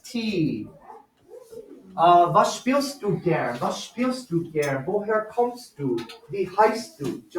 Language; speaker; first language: German; non-native, fluent; English